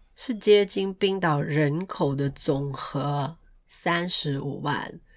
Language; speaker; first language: Chinese; non-native, local second language; Cantonese